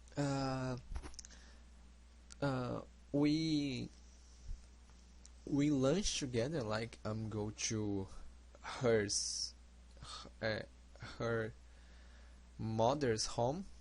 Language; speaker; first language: English; non-native, learner; Portuguese